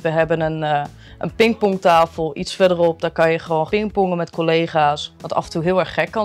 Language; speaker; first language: Dutch; native; Dutch